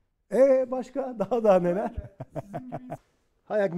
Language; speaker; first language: Turkish; native; Turkish